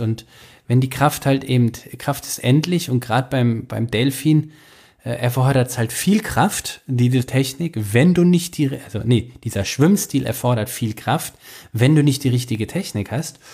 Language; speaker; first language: German; native; German